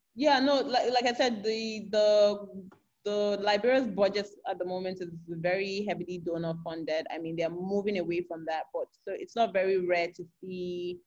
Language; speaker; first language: English; non-native, local second language; Yoruba